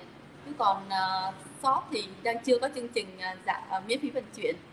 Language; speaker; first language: Vietnamese; native; Vietnamese